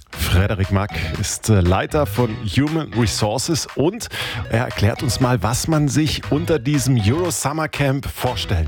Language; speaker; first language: German; native; German